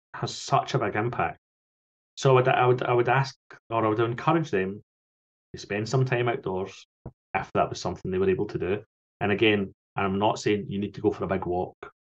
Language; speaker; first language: English; native; English